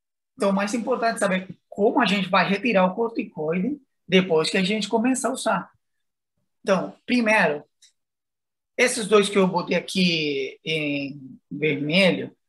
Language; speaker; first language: Portuguese; non-native, fluent; Spanish